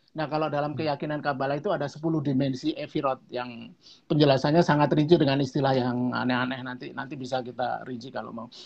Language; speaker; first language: Indonesian; non-native, local second language; Javanese